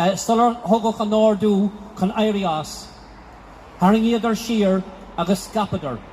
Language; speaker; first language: Irish; non-native, local second language; English